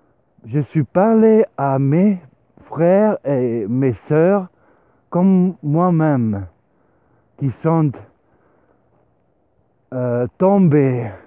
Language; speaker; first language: French; non-native, learner; Swiss German